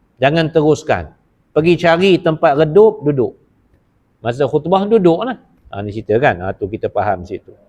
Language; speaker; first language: Malay; native; Malay